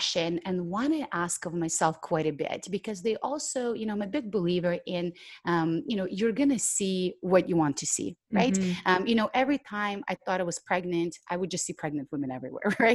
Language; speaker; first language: English; non-native, fluent; Ukrainian